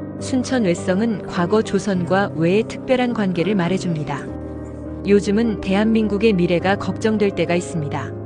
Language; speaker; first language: Korean; non-native, fluent; Japanese